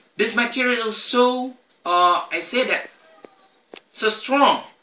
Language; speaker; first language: English; non-native, learner; Indonesian